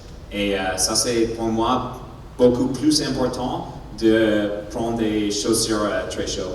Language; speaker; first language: French; non-native, learner; English